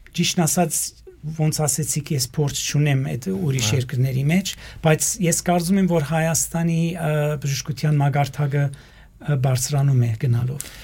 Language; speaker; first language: Armenian; native; Armenian